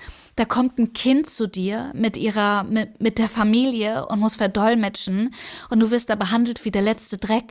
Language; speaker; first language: German; early bilingual, other home language; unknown